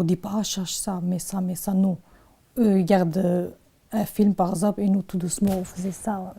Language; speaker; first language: French; non-native, learner; Turkish